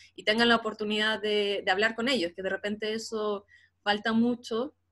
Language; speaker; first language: Spanish; native; Spanish